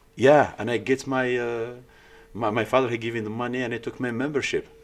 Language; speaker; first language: English; early bilingual, other home language; Arabic